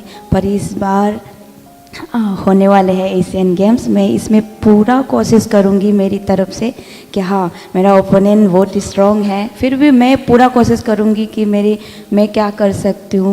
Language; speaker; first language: Hindi; non-native, local second language; Manipuri